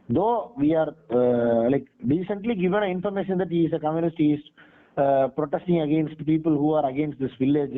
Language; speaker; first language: English; non-native, local second language; Tamil